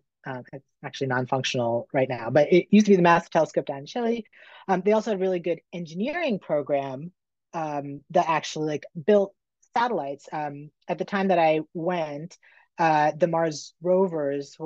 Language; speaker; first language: English; native; English